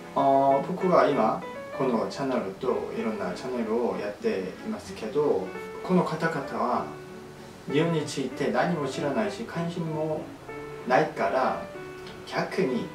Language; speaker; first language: Japanese; non-native, fluent; Korean